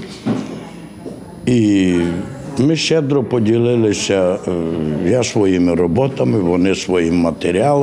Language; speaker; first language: Ukrainian; non-native, local second language; Hungarian